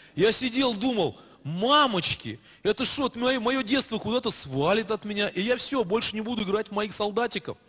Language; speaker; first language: Russian; native; Russian